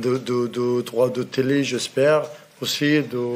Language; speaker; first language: French; non-native, fluent; Arabic